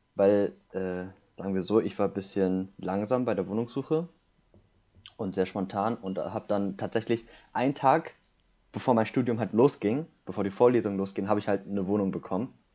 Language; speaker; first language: German; early bilingual, other home language; Korean